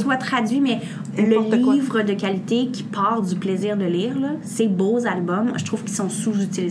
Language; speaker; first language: French; native; French